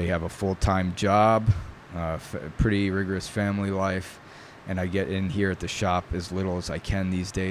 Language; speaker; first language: English; early bilingual, other home language; Italian